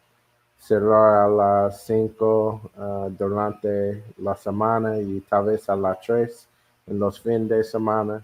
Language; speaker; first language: Spanish; non-native, learner; English